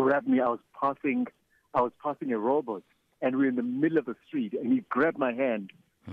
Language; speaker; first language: English; non-native, local second language; Xhosa